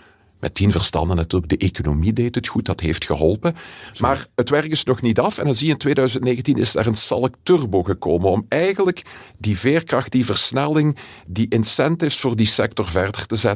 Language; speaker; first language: Dutch; native; Dutch